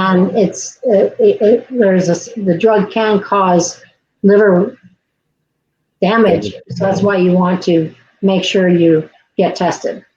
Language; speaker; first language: English; native; English